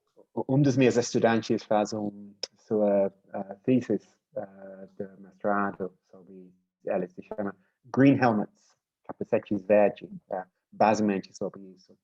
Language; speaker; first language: Portuguese; non-native, learner; English